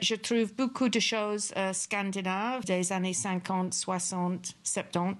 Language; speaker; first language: French; non-native, fluent; English